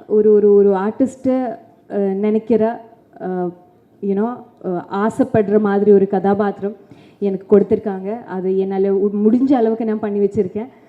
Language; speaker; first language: Tamil; non-native, fluent; Malayalam